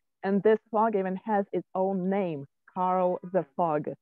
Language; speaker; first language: English; non-native, fluent; Ukrainian